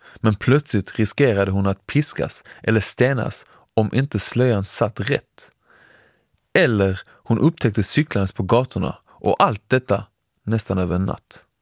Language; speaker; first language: Swedish; early bilingual, other home language; Persian